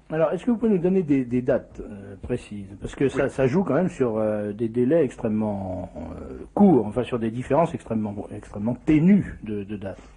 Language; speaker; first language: French; native; French